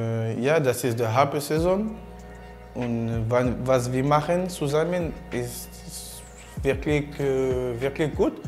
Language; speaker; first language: German; non-native, learner; French